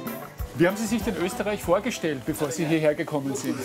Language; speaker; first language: German; native; German